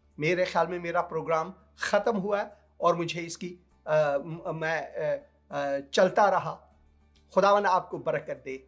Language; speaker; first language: Urdu; non-native, local second language; Punjabi